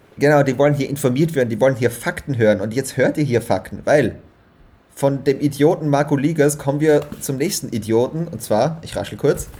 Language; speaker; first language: German; native; German